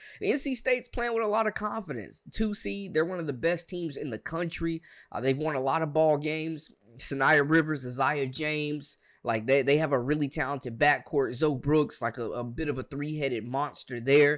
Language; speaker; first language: English; native; English